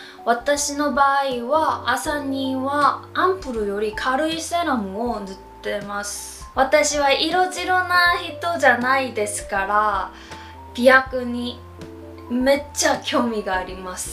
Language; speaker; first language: Japanese; non-native, fluent; Korean